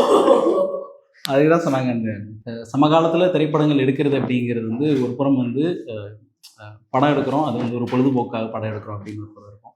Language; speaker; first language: Tamil; native; Tamil